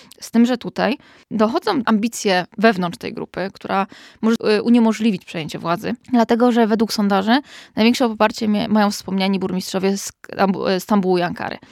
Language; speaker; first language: Polish; native; Polish